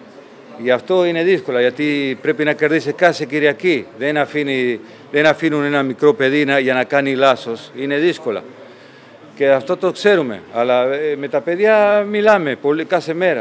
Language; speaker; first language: Greek; non-native, fluent; Spanish